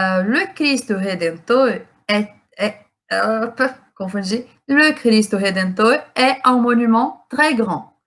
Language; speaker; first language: French; non-native, fluent; Portuguese